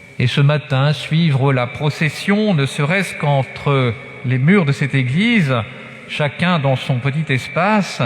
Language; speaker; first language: French; native; French